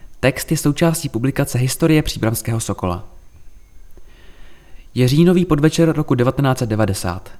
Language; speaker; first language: Czech; native; Czech